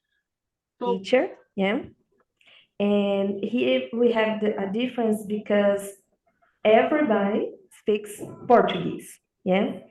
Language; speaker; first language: English; non-native, learner; Portuguese